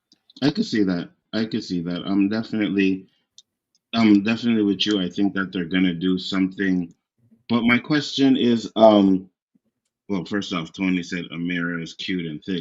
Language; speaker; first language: English; native; English